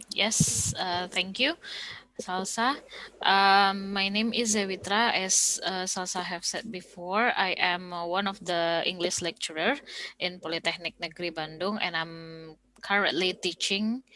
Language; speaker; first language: English; non-native, fluent; Indonesian